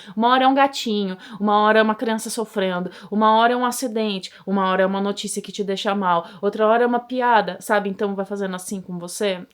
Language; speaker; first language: Portuguese; native; Portuguese